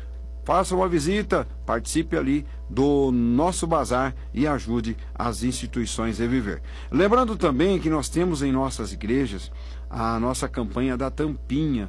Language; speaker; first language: Portuguese; native; Portuguese